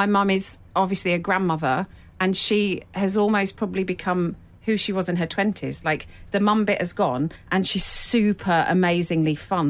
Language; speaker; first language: English; native; English